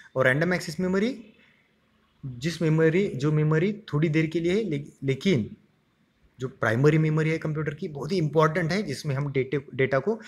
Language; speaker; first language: Hindi; non-native, local second language; Marathi